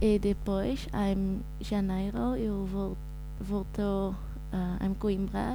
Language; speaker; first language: Portuguese; non-native, learner; Dutch